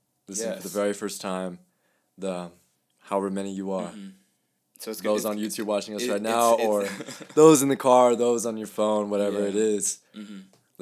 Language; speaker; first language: English; early bilingual, other home language; Spanish